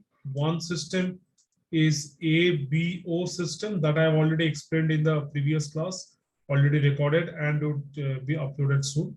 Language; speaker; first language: English; non-native, local second language; Bangla